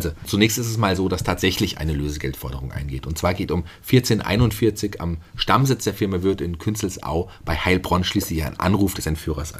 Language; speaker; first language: German; native; German